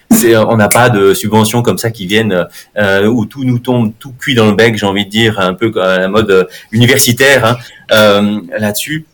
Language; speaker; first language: French; native; French